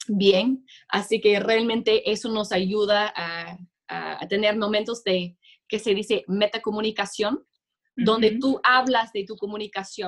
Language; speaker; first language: Spanish; non-native, fluent; English